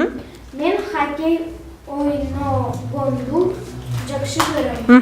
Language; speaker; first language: Kyrgyz; non-native, local second language; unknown